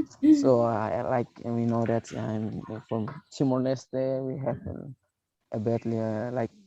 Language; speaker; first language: English; non-native, learner; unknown